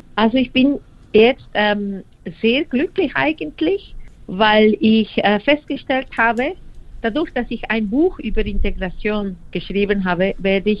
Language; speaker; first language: German; non-native, fluent; Spanish